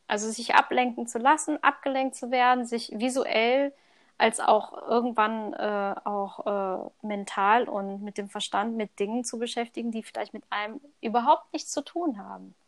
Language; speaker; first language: German; early bilingual, other home language; Thai